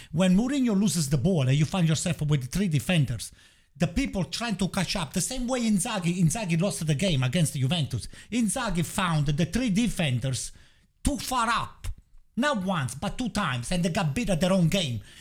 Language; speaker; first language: English; non-native, fluent; Italian